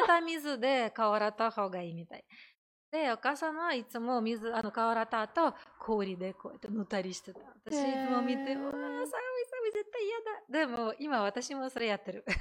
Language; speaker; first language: Japanese; non-native, fluent; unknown